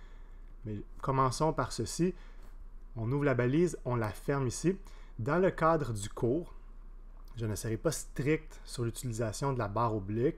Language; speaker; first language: French; native; French